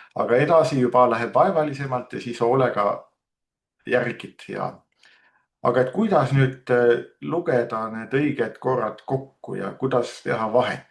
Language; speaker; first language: Estonian; native; Estonian